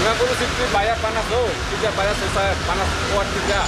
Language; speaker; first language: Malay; non-native, learner; Bangla